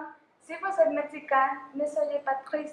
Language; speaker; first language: French; non-native, fluent; Spanish